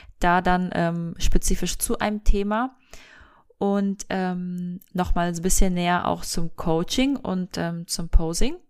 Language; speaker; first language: German; early bilingual, other home language; Russian